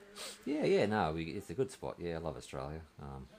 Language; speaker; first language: English; native; English